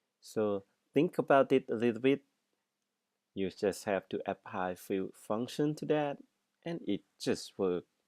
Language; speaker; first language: English; non-native, fluent; Thai